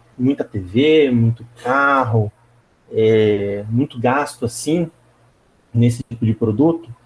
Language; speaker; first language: Portuguese; native; Portuguese